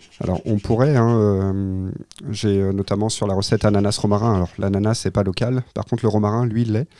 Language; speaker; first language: French; native; French